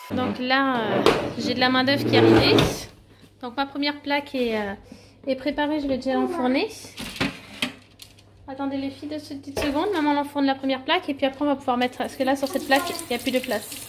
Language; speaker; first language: French; native; French